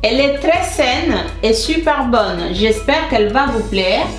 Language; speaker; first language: French; non-native, fluent; Spanish